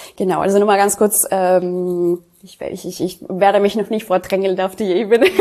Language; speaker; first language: German; non-native, fluent; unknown